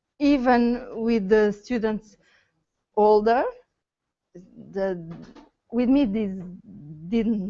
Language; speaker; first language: English; non-native, learner; Portuguese